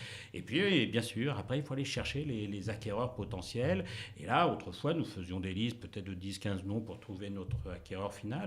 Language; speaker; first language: French; native; French